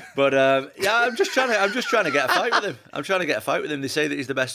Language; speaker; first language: English; native; English